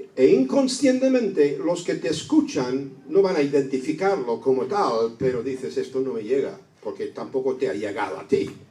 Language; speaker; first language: Spanish; non-native, fluent; English